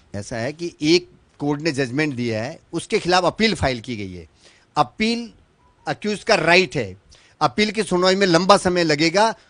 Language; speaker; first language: Hindi; native; Hindi